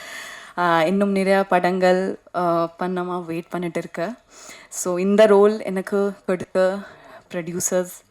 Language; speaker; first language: Tamil; non-native, learner; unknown